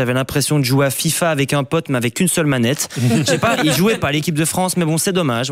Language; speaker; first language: French; native; French